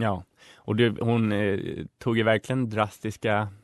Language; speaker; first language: Swedish; native; Swedish